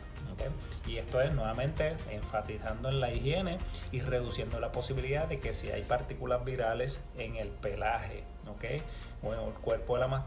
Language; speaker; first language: Spanish; native; Spanish